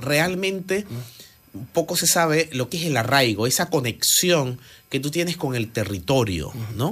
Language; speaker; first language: Spanish; native; Spanish